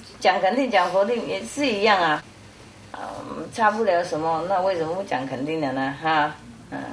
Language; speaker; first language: Chinese; non-native, fluent; Vietnamese